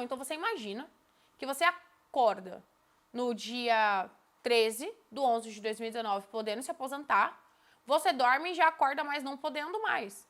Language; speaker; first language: Portuguese; native; Portuguese